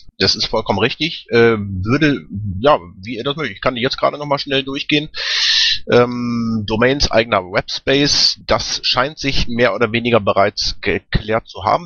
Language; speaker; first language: German; native; German